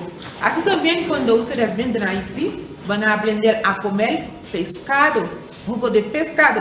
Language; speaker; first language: Spanish; non-native, fluent; Haitian Creole